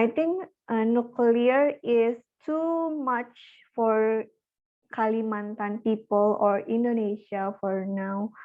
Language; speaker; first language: English; non-native, learner; Indonesian